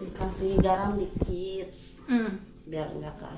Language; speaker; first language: Indonesian; native; Indonesian